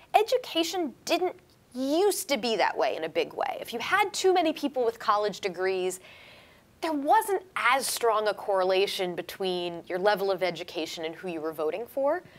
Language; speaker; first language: English; native; English